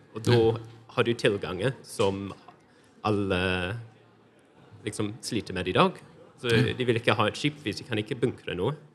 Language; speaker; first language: Norwegian; non-native, fluent; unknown